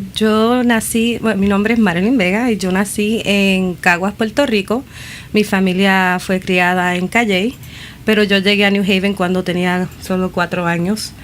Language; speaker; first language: Spanish; early bilingual, other home language; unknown